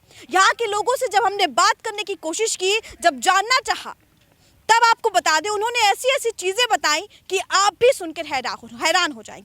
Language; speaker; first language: Hindi; native; Hindi